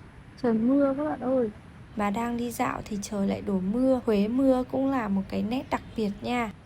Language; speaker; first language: Vietnamese; native; Vietnamese